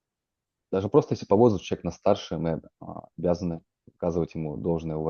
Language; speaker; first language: Russian; native; Russian